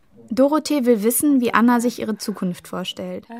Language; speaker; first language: German; native; German